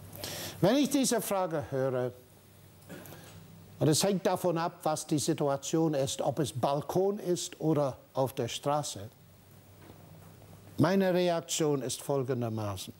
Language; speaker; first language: German; non-native, fluent; English